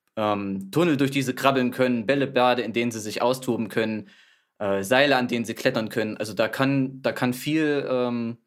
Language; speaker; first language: German; native; German